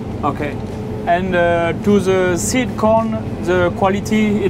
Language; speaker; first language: English; non-native, learner; French